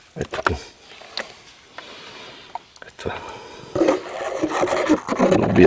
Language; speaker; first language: Bulgarian; native; Bulgarian